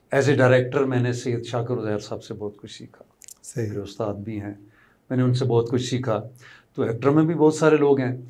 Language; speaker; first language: Urdu; non-native, local second language; Pahari-Potwari